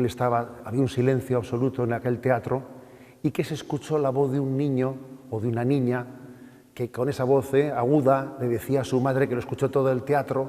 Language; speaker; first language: Spanish; native; Spanish